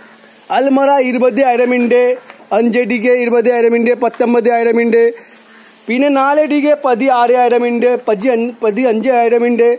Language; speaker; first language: Malayalam; non-native, learner; Hindi